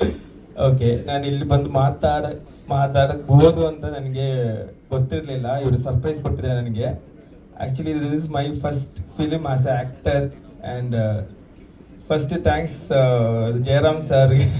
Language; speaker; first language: Kannada; non-native, learner; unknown